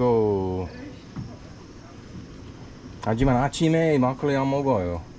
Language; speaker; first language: Korean; non-native, learner; English